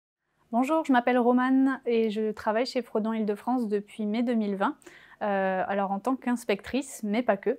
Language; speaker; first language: French; native; French